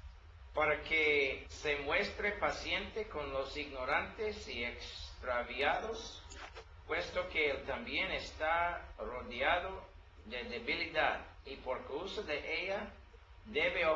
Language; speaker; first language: Spanish; non-native, learner; English